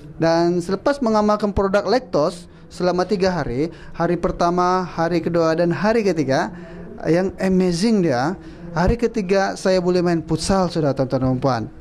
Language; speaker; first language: Malay; native; Malay